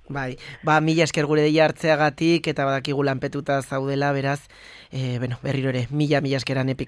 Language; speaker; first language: Basque; native; Basque